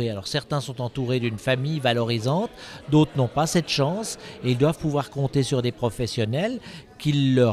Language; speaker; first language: French; native; French